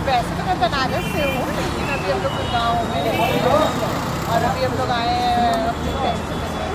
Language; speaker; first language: Hindi; native; Hindi